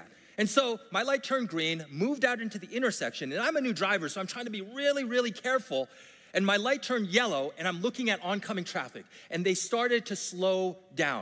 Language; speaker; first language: English; native; English